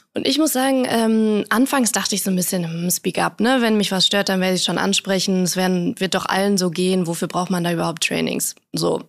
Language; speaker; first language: German; native; German